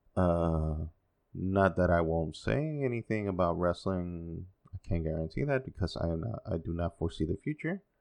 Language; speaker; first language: English; non-native, fluent; Spanish